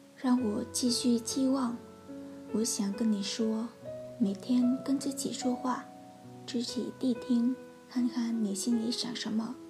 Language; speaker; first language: Chinese; non-native, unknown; Vietnamese